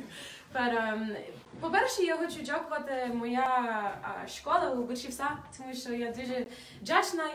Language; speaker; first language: Ukrainian; non-native, learner; English